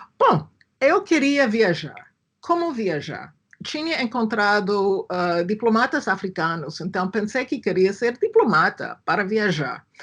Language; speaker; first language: Portuguese; non-native, fluent; English